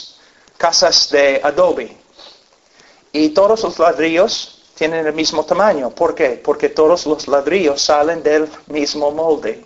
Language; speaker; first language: Spanish; non-native, fluent; English